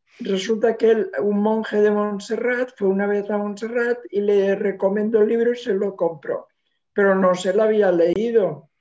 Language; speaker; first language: Spanish; non-native, local second language; Catalan